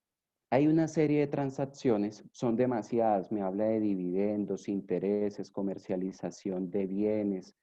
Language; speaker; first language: Spanish; native; Spanish